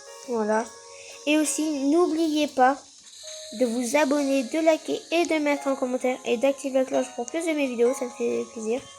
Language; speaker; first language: French; native; French